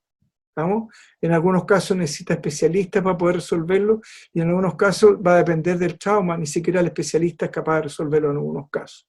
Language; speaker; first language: Spanish; native; Spanish